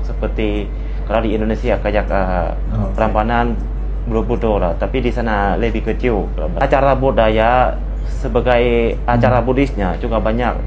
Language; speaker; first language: Indonesian; non-native, fluent; Lao